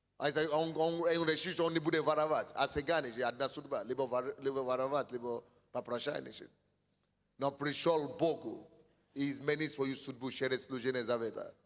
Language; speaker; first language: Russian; non-native, fluent; Yoruba